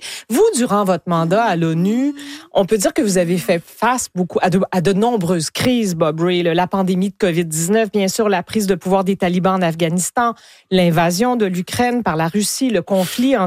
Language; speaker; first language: French; native; French